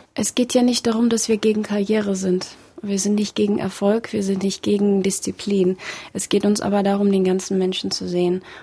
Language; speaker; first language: German; early bilingual, other home language; Russian